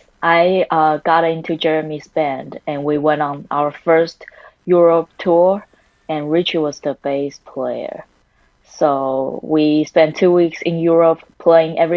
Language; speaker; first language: English; non-native, fluent; Chinese